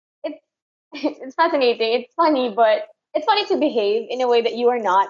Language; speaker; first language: English; non-native, local second language; Filipino